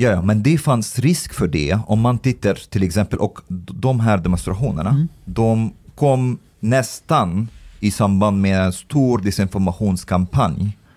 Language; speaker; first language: Swedish; early bilingual, other home language; Arabic